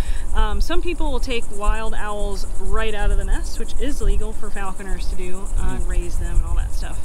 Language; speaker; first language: English; native; English